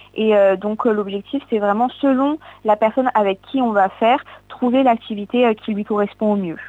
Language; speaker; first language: French; native; French